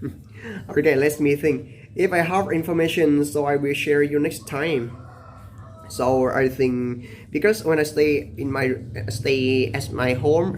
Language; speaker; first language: English; non-native, learner; Vietnamese